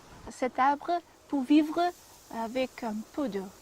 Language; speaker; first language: French; non-native, fluent; Portuguese